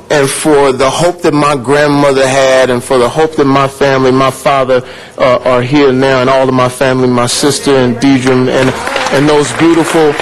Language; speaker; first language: English; native; English